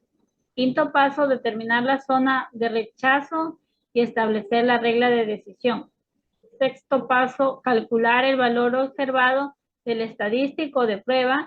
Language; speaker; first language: Spanish; native; Spanish